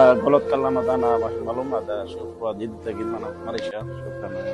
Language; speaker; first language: Arabic; non-native, learner; Bangla